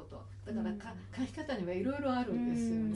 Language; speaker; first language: Japanese; native; Japanese